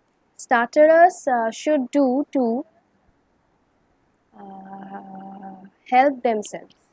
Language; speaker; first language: English; non-native, local second language; Bangla